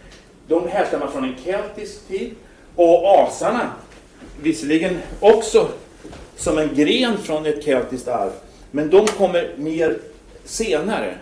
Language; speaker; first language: Swedish; native; Swedish